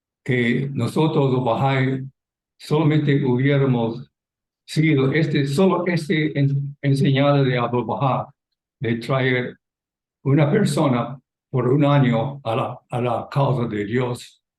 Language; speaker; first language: Spanish; non-native, fluent; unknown